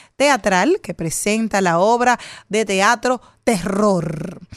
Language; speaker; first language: Spanish; native; Spanish